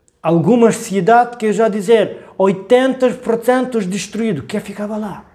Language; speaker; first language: Portuguese; non-native, learner; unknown